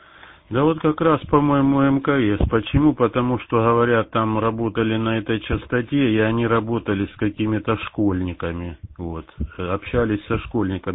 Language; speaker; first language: Russian; native; Russian